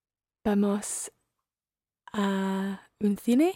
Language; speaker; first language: Spanish; non-native, learner; English